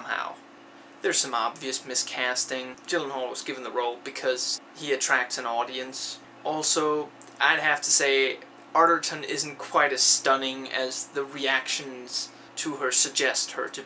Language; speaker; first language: English; native; English